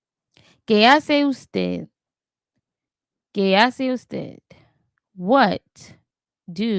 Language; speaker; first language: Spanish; non-native, learner; English